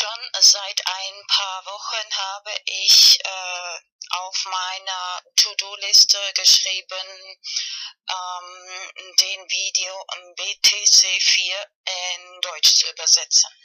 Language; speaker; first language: German; non-native, fluent; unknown